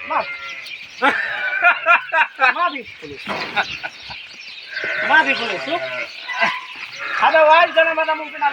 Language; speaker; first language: Arabic; non-native, learner; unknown